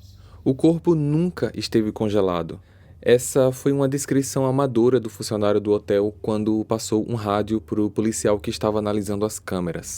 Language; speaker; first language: Portuguese; native; Portuguese